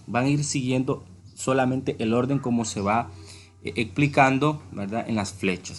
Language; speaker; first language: Spanish; native; Spanish